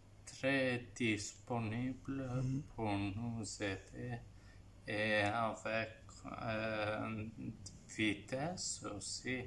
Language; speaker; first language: French; non-native, learner; Italian